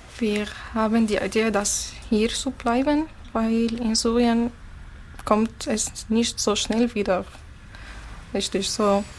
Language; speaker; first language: German; non-native, learner; Arabic